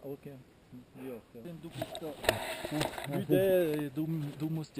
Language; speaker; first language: German; non-native, learner; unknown